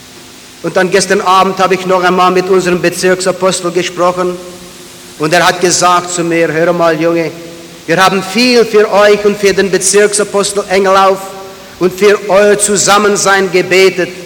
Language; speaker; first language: German; early bilingual, heritage; German